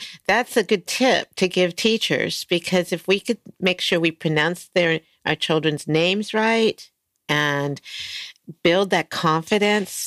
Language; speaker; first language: English; native; English